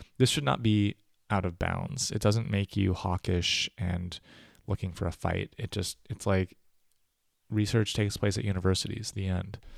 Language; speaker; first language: English; native; English